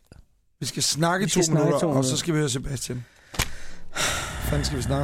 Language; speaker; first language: Danish; native; Danish